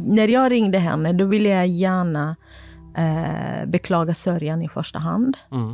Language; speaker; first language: Swedish; non-native, fluent; Kurdish